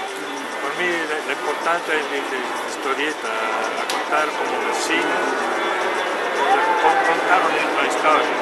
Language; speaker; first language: Spanish; non-native, learner; Italian